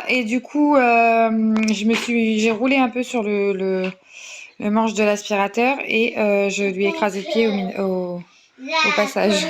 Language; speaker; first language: French; native; French